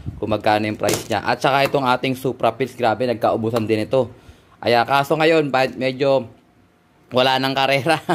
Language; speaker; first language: Filipino; native; Filipino